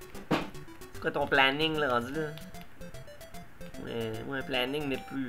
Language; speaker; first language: French; native; French